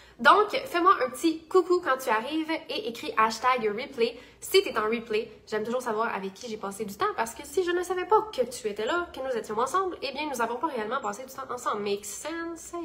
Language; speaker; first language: French; native; French